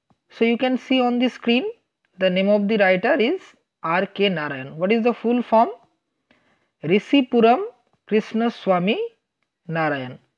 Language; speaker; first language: English; non-native, local second language; Bangla